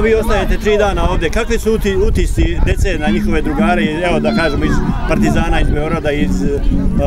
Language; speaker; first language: Serbian; native; Serbian